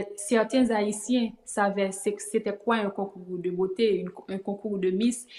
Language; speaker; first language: French; native; French